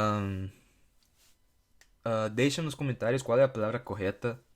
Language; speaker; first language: Portuguese; non-native, fluent; English